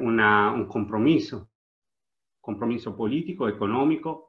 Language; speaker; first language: Spanish; non-native, learner; Italian